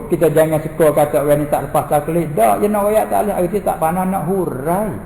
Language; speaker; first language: Malay; native; Malay